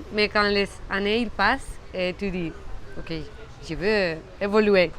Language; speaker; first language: French; non-native, fluent; Spanish